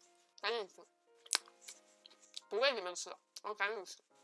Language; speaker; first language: Chinese; native; Chinese